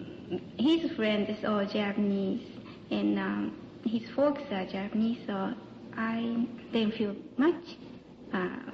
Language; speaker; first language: English; non-native, learner; Japanese